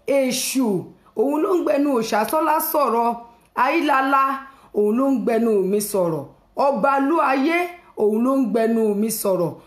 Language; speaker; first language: Yoruba; native; Yoruba